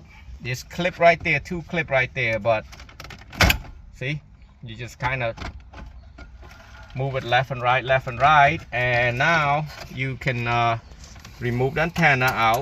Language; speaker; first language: English; non-native, local second language; Khmer